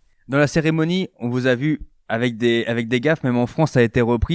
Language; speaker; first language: French; native; French